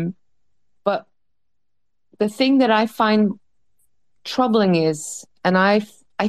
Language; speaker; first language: English; non-native, fluent; Dutch